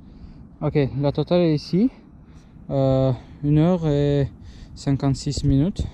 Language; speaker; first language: French; non-native, learner; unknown